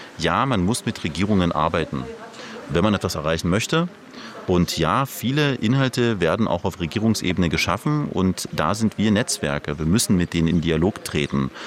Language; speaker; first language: German; non-native, local second language; Upper Sorbian